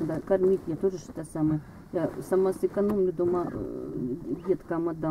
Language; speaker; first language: Russian; native; Russian